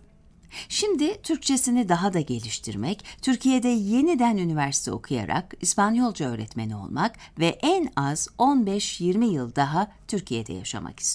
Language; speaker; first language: Turkish; native; Turkish